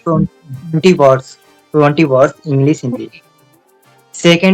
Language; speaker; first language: English; non-native, local second language; Hindi